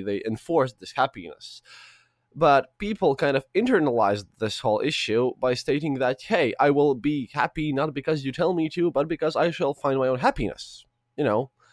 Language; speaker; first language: English; non-native, fluent; Russian